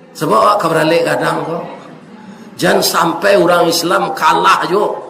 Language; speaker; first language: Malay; non-native, local second language; Minangkabau